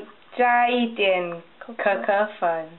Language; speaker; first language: Chinese; early bilingual, heritage; Chinese